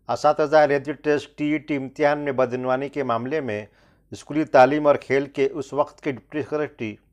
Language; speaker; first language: Urdu; native; Urdu